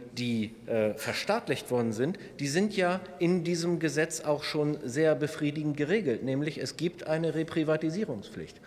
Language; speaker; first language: German; native; German